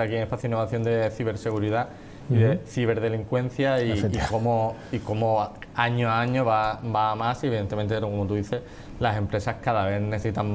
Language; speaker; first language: Spanish; native; Spanish